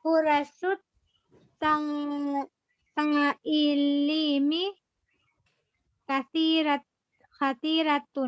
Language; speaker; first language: Arabic; non-native, learner; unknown